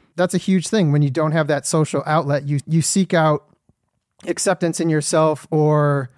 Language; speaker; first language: English; native; English